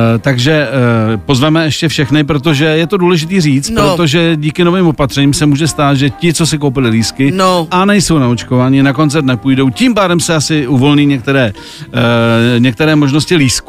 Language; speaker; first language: Czech; native; Czech